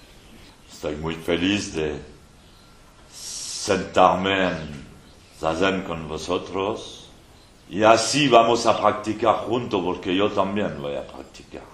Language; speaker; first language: Spanish; non-native, fluent; French